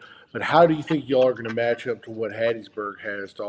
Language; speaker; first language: English; native; English